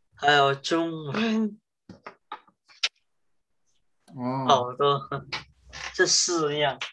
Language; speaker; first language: Chinese; early bilingual, heritage; English